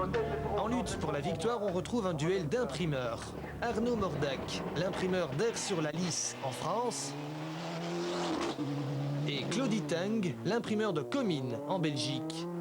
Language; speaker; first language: French; native; French